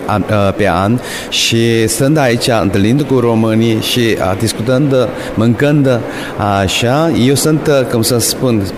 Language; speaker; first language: Romanian; non-native, fluent; Korean